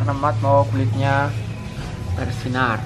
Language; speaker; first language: Indonesian; non-native, fluent; French